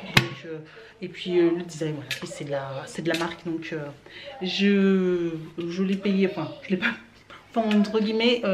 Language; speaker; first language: French; native; French